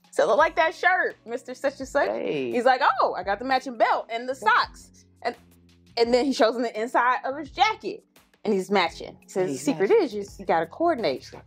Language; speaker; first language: English; native; English